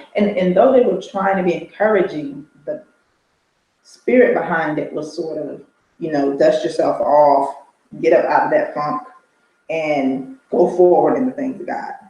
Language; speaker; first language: English; native; English